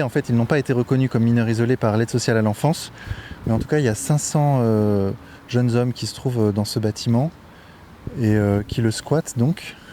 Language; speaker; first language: French; native; French